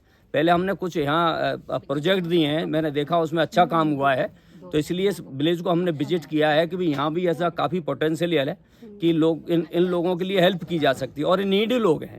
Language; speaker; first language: Hindi; native; Hindi